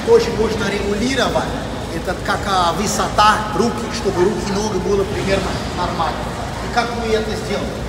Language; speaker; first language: Russian; non-native, learner; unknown